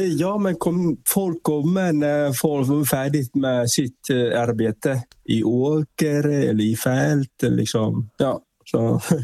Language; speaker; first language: Swedish; non-native, fluent; Vietnamese